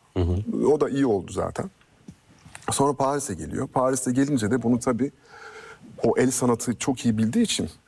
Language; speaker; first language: Turkish; early bilingual, heritage; Turkish